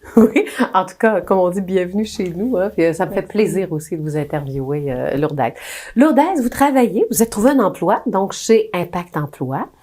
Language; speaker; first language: French; native; French